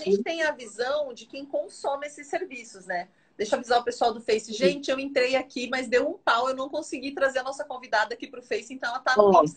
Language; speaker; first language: Portuguese; native; Portuguese